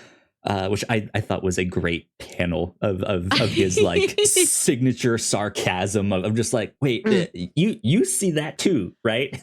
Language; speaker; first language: English; native; English